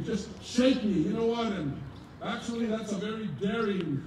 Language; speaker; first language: English; early bilingual, other home language; Spanish